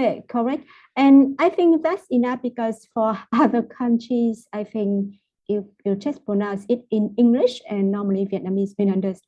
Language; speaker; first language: English; non-native, fluent; Vietnamese